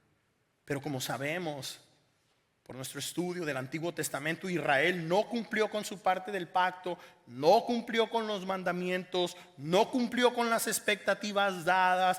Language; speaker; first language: Spanish; native; Spanish